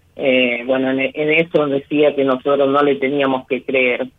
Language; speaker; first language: Spanish; native; Spanish